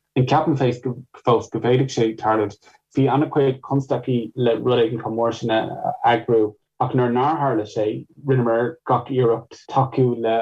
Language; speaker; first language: Irish; non-native, local second language; English